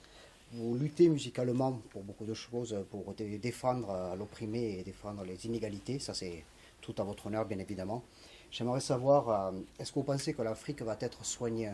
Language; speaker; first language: French; native; French